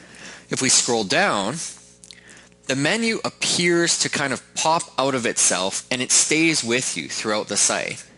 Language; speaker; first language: English; native; English